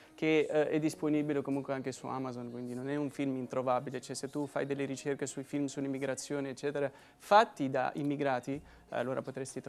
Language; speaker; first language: Italian; non-native, fluent; Arabic